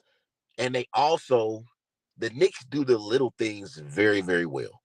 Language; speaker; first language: English; native; English